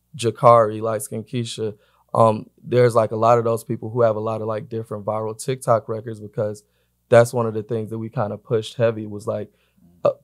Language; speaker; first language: English; native; English